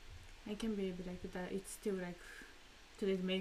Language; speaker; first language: English; non-native, learner; Japanese